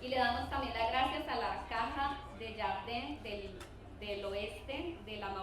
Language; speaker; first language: Spanish; native; Spanish